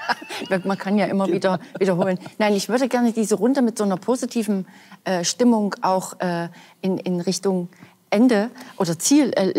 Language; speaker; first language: German; native; German